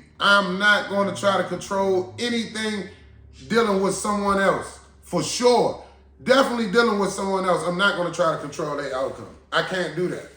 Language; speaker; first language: English; native; English